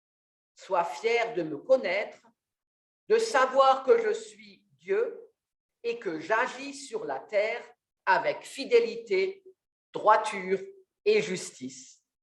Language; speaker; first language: French; native; French